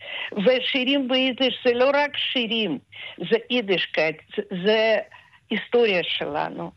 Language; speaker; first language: Hebrew; non-native, fluent; Russian